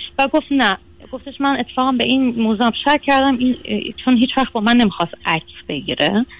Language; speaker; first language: Persian; early bilingual, heritage; Persian